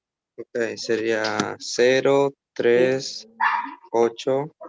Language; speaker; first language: Spanish; native; Spanish